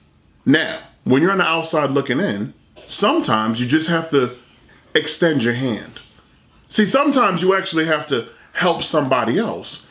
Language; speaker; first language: English; native; English